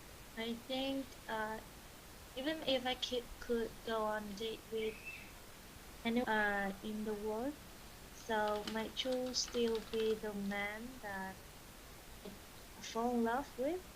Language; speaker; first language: English; non-native, learner; Vietnamese